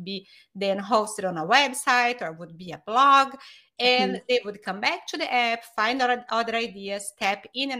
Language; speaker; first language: English; non-native, fluent; Portuguese